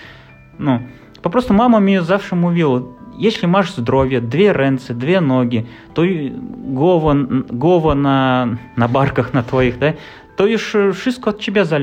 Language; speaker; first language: Polish; non-native, learner; Russian